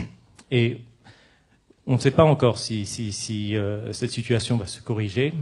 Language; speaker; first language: French; non-native, local second language; Arabic